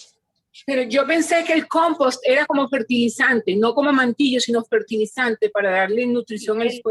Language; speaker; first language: Spanish; native; Spanish